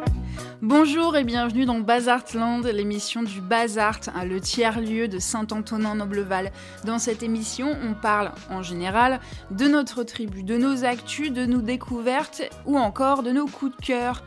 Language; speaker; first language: French; native; French